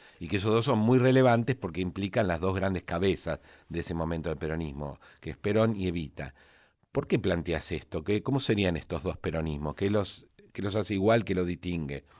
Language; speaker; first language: Spanish; native; Spanish